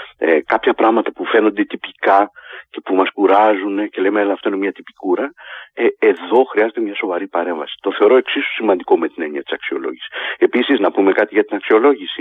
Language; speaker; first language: Greek; native; Greek